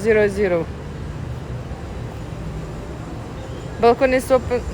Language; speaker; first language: English; non-native, learner; Russian